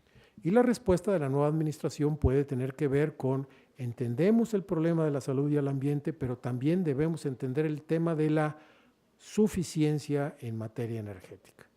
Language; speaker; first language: Spanish; native; Spanish